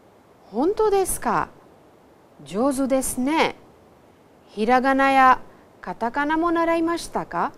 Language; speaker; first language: Japanese; non-native, fluent; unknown